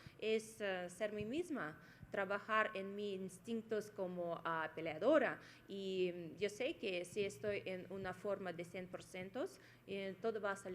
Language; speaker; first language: Spanish; non-native, fluent; Russian